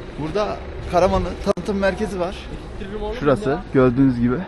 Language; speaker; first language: Turkish; native; Turkish